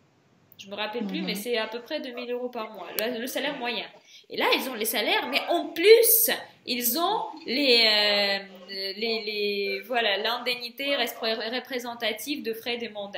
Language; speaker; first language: French; non-native, fluent; Russian